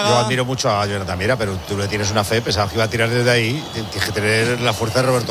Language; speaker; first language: Spanish; native; Spanish